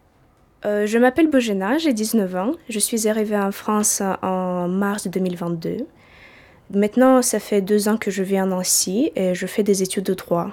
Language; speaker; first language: French; non-native, fluent; Ukrainian